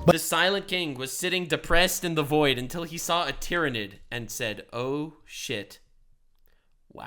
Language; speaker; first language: English; native; English